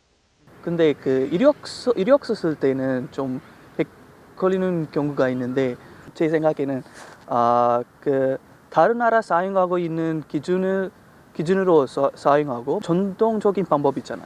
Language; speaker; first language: Korean; non-native, fluent; Tamil